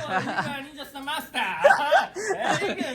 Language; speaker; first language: English; non-native, learner; Japanese